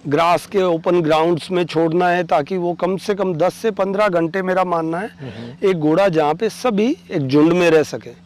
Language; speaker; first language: Hindi; native; Hindi